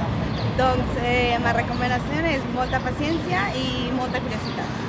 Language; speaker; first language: Catalan; non-native, fluent; Spanish